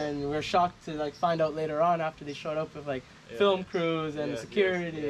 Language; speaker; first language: English; native; English